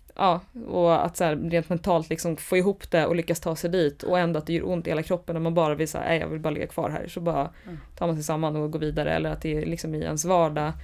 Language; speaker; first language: Swedish; native; Swedish